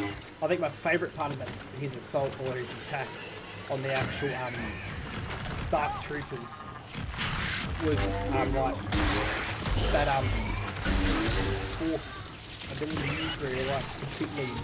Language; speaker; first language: English; native; English